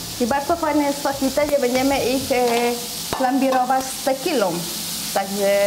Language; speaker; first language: Polish; non-native, learner; Spanish